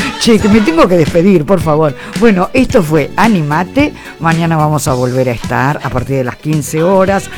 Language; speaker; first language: Spanish; native; Spanish